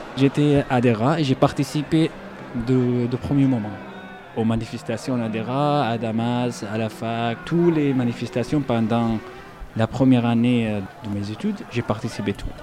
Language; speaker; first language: French; non-native, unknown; Arabic